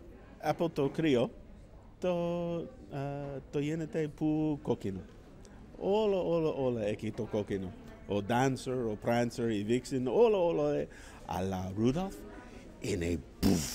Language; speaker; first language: Greek; non-native, learner; English